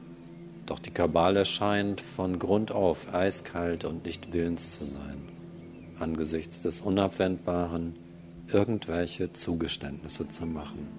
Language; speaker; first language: German; native; German